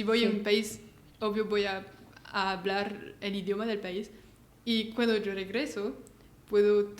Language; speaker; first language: Spanish; non-native, learner; French